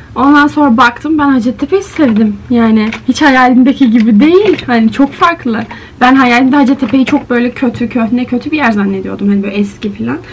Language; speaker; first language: Turkish; native; Turkish